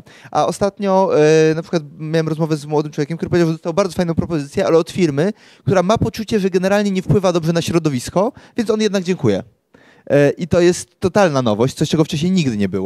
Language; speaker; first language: Polish; native; Polish